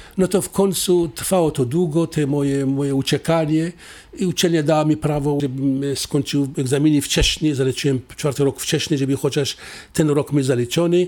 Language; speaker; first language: Polish; non-native, fluent; Assyrian Neo-Aramaic